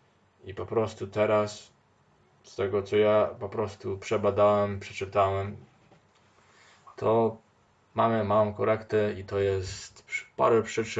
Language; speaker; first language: Polish; early bilingual, heritage; Polish